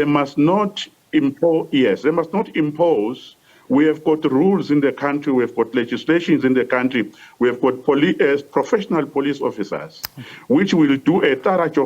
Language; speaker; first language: English; non-native, local second language; Swati